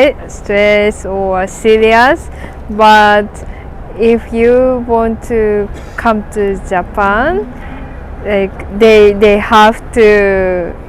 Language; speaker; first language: English; non-native, learner; Japanese